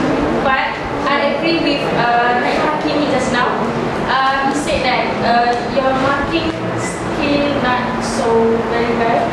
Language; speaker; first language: English; non-native, learner; Malay